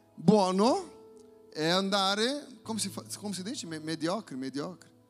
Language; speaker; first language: Italian; non-native, fluent; Portuguese